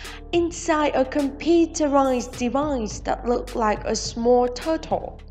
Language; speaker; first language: English; non-native, fluent; Vietnamese